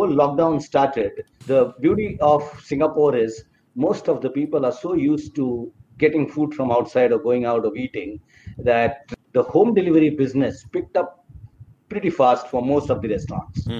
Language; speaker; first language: English; non-native, local second language; Marathi